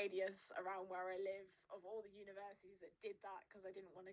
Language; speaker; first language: English; native; English